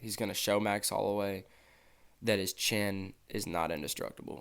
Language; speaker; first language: English; native; English